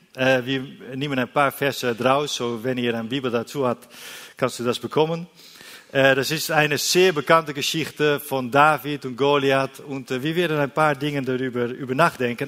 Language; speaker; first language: German; non-native, learner; Dutch